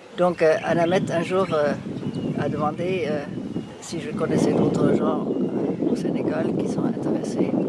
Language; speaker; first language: French; non-native, fluent; German